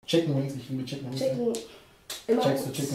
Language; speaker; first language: German; early bilingual, other home language; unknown